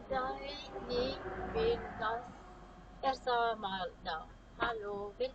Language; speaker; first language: German; non-native, learner; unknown